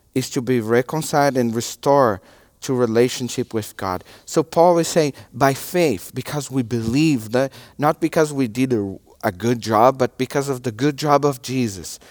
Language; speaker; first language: English; non-native, learner; Portuguese